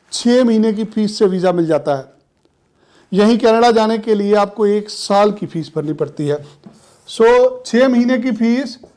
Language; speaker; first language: Hindi; non-native, local second language; Punjabi